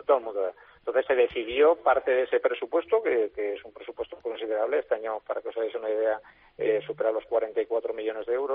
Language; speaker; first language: Spanish; native; Spanish